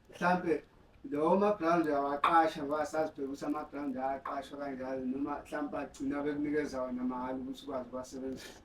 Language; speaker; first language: Zulu; native; Zulu